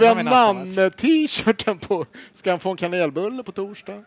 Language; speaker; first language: Swedish; native; Swedish